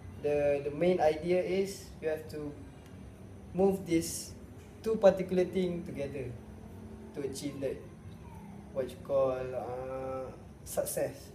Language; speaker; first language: English; non-native, local second language; Malay